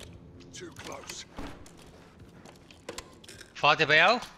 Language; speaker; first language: Dutch; non-native, local second language; Turkish